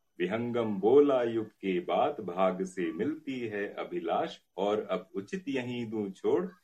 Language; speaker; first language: Hindi; native; Hindi